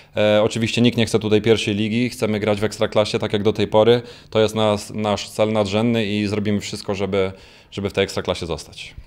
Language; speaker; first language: Polish; native; Polish